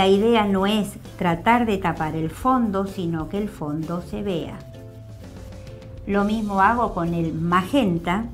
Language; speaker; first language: Spanish; native; Spanish